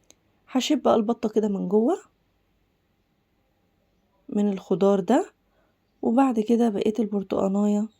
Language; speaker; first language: Arabic; native; Arabic